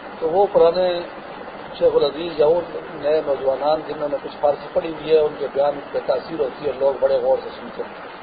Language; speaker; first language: Urdu; non-native, local second language; Pashto